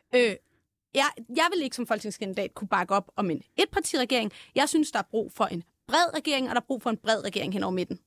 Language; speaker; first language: Danish; native; Danish